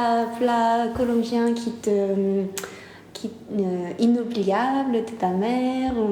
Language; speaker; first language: French; non-native, learner; Korean